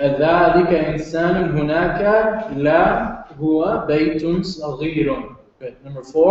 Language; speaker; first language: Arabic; non-native, fluent; English